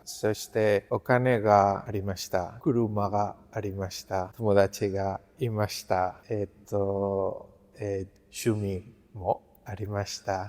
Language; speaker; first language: Japanese; non-native, learner; Spanish